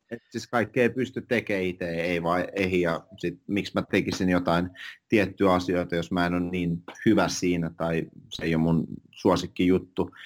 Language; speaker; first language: Finnish; early bilingual, other home language; Russian